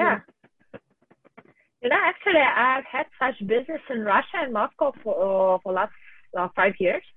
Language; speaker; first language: English; non-native, fluent; Russian